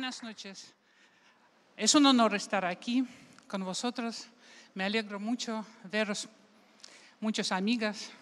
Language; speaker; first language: Spanish; non-native, fluent; Russian